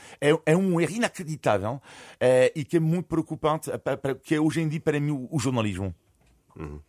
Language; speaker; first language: Portuguese; non-native, fluent; French